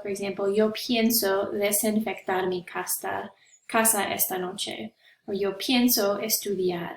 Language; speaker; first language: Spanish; non-native, fluent; English